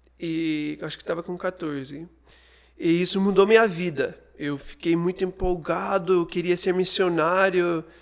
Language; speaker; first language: Portuguese; non-native, fluent; English